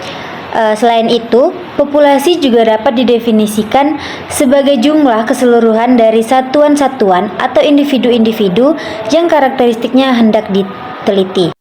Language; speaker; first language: Indonesian; native; Indonesian